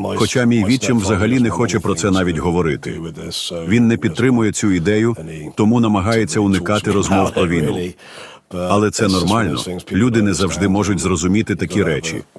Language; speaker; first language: Ukrainian; non-native, fluent; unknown